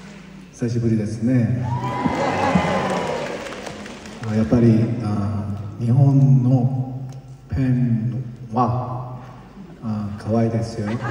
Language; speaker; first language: Japanese; non-native, learner; Korean